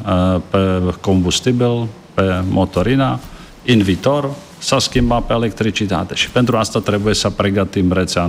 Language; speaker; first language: Romanian; non-native, learner; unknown